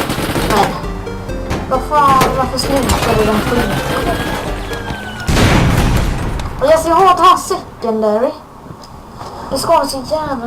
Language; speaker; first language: Swedish; native; Swedish